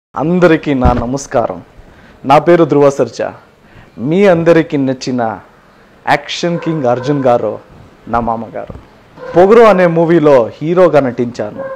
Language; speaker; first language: Telugu; non-native, learner; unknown